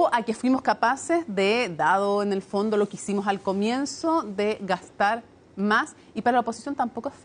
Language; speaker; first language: Spanish; native; Spanish